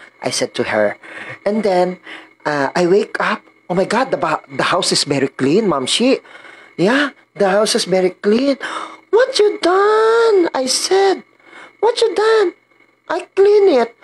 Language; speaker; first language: English; non-native, learner; Filipino